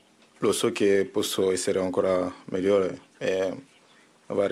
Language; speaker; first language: Italian; non-native, fluent; French